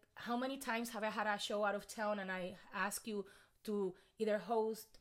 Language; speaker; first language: English; non-native, fluent; Spanish